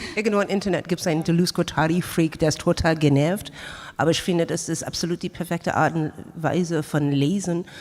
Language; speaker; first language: German; non-native, learner; English